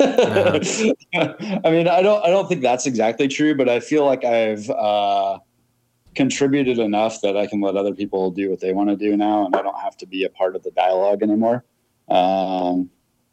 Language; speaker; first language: English; native; English